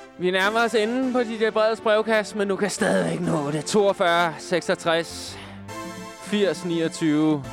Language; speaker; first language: Danish; native; Danish